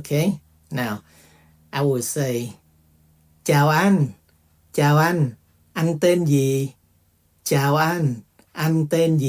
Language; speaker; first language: Vietnamese; early bilingual, heritage; Vietnamese